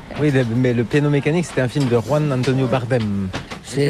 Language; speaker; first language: French; native; French